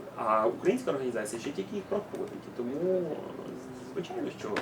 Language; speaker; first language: Ukrainian; non-native, fluent; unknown